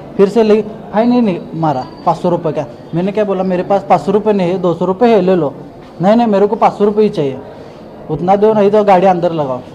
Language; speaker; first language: Hindi; non-native, local second language; Kannada